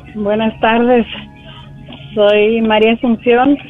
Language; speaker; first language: Spanish; native; Spanish